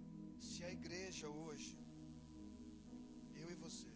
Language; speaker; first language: Portuguese; native; Portuguese